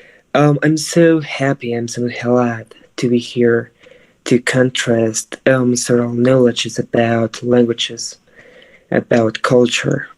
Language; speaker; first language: English; non-native, fluent; Spanish